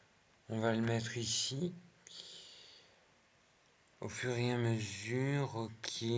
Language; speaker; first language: French; native; French